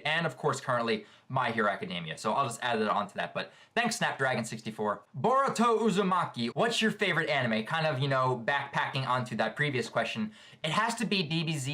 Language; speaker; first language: English; native; English